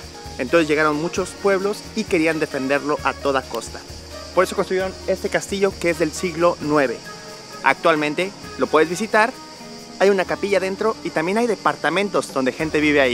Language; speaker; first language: Spanish; native; Spanish